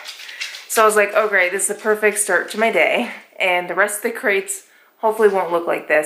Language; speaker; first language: English; native; English